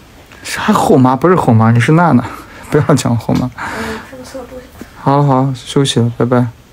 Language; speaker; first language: Chinese; native; Chinese